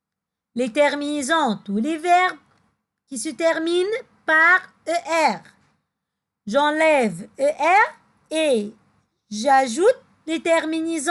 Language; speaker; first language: French; non-native, fluent; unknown